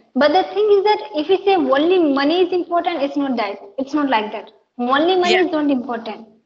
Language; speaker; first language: English; non-native, local second language; Hindi